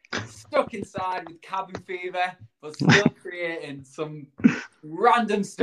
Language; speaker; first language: English; native; English